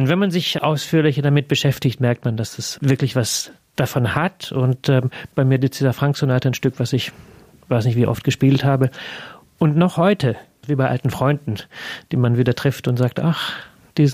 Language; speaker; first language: German; native; German